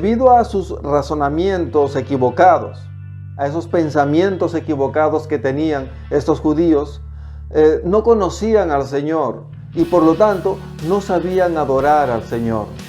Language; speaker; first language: Spanish; native; Spanish